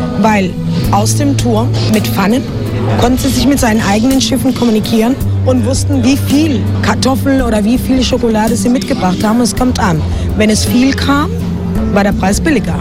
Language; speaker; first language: German; non-native, fluent; Spanish